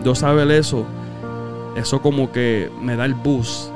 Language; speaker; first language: Spanish; early bilingual, heritage; Spanish